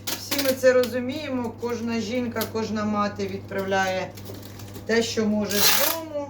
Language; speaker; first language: Ukrainian; native; Ukrainian